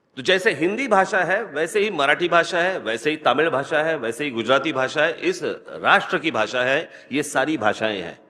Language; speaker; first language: Hindi; non-native, local second language; Marathi